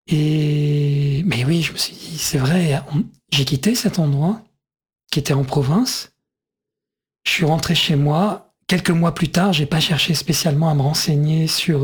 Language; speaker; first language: French; native; French